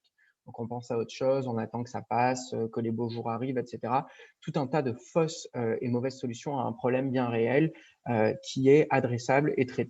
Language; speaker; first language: French; native; French